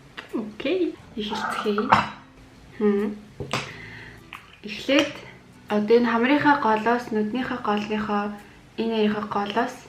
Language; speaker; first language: Mongolian; native; Mongolian